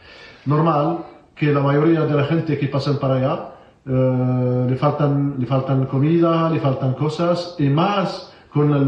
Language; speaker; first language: Spanish; non-native, fluent; Arabic